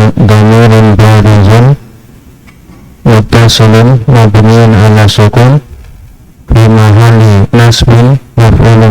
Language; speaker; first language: Arabic; non-native, learner; Indonesian